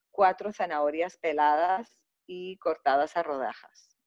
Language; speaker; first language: Spanish; non-native, fluent; Greek